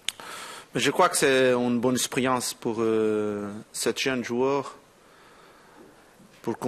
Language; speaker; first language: French; non-native, fluent; Portuguese